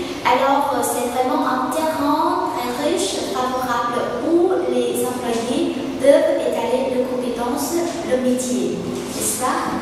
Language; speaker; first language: French; non-native, fluent; Vietnamese